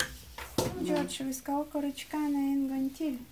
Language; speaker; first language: Swedish; non-native, learner; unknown